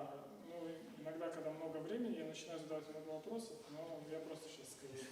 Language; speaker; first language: Russian; native; Russian